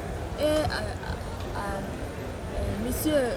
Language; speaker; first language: French; non-native, fluent; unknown